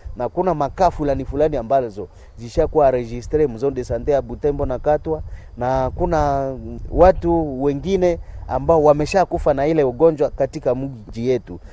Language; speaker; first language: Swahili; non-native, local second language; Nande